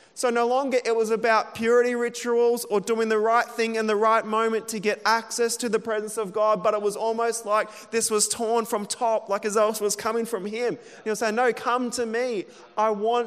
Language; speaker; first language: English; native; English